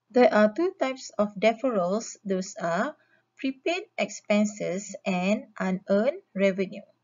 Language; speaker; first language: English; non-native, local second language; Malay